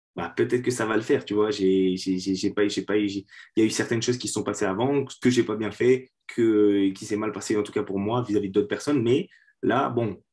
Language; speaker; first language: French; native; French